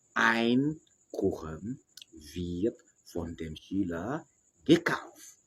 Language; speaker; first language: German; non-native, fluent; French